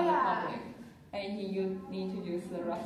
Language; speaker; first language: English; non-native, learner; Chinese